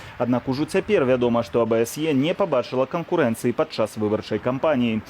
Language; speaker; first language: Belarusian; native; Belarusian